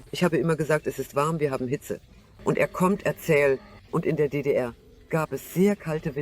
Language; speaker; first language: German; non-native, fluent; Russian